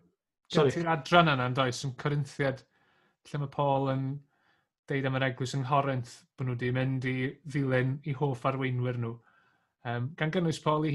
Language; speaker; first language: Welsh; native; Welsh